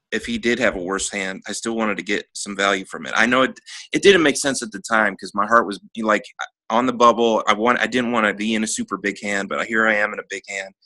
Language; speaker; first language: English; native; English